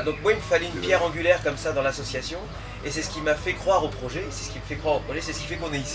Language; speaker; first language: French; native; French